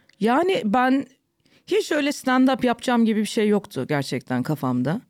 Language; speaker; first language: Turkish; early bilingual, heritage; Turkish